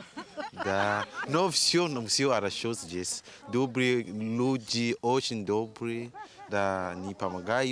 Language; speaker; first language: Russian; non-native, learner; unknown